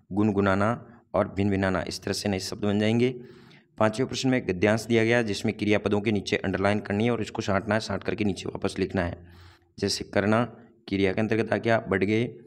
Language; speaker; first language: Hindi; native; Hindi